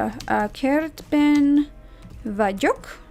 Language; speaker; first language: Hungarian; non-native, learner; English